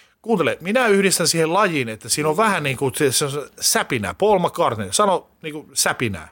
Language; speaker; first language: Finnish; native; Finnish